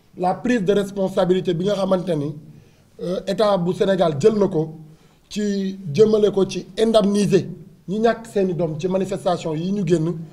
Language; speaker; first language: Wolof; native; Wolof